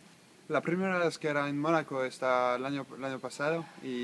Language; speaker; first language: Spanish; non-native, learner; French